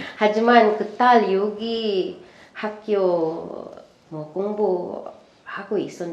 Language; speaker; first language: Korean; non-native, learner; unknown